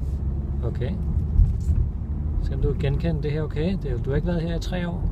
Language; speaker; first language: Danish; native; Danish